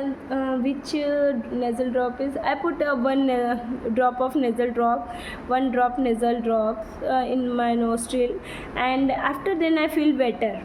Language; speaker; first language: English; non-native, learner; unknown